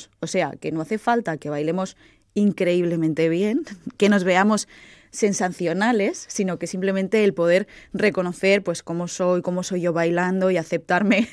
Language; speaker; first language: Spanish; native; Spanish